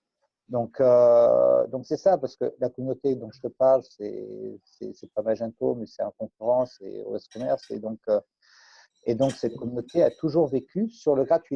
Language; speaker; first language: French; native; French